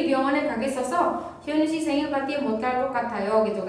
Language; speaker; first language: Korean; non-native, fluent; Indonesian